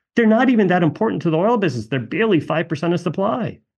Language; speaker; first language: English; native; English